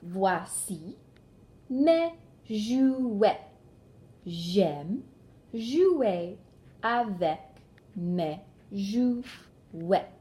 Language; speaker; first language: French; non-native, local second language; English